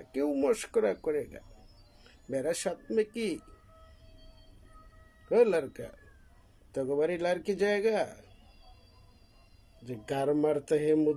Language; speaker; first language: Hindi; non-native, learner; Bangla